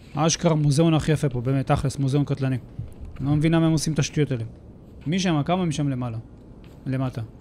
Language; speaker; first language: Hebrew; native; Hebrew